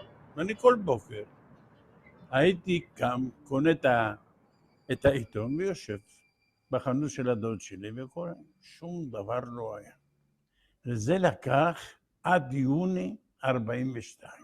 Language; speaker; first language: Hebrew; non-native, fluent; Ladino